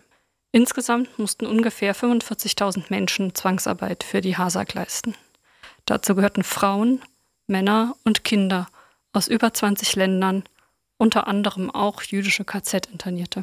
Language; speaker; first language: German; native; German